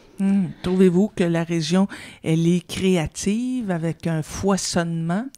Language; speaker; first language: French; native; French